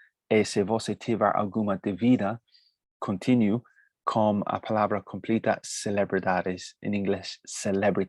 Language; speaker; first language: Portuguese; non-native, fluent; Spanish